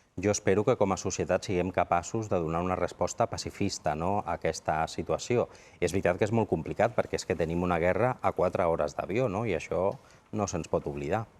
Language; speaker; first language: Catalan; non-native, local second language; Spanish